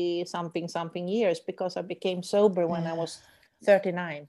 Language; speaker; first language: English; non-native, fluent; Swedish